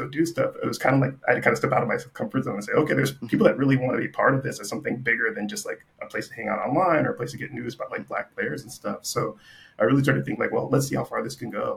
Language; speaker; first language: English; native; English